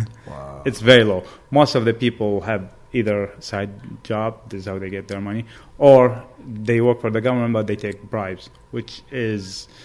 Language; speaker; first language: English; non-native, fluent; Arabic